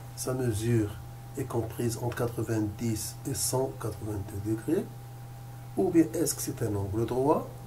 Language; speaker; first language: French; non-native, local second language; Arabic